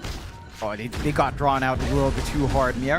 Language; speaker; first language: English; native; English